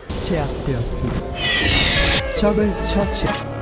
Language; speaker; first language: Korean; native; Korean